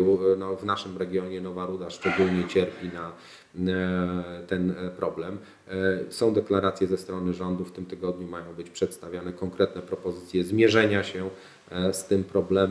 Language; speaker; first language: Polish; native; Polish